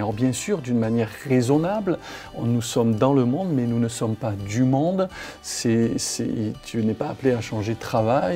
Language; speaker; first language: French; native; French